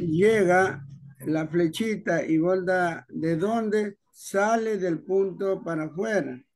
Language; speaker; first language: Spanish; native; Spanish